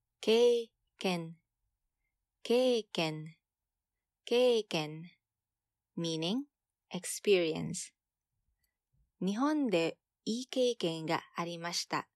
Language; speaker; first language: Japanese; non-native, fluent; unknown